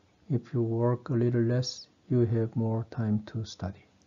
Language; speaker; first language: English; non-native, fluent; Korean